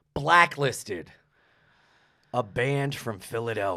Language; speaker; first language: English; native; English